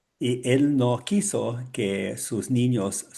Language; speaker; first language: Spanish; non-native, learner; English